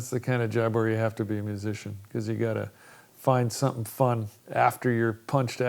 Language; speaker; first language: English; native; English